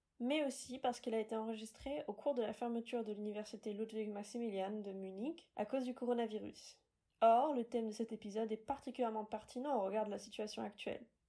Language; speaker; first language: French; non-native, fluent; German